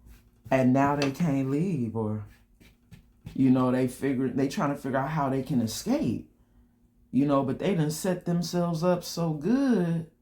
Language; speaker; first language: English; native; English